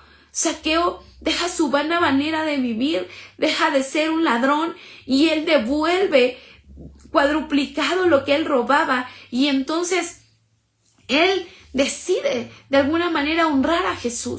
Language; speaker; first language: Spanish; native; Spanish